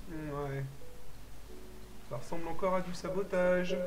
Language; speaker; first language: French; native; French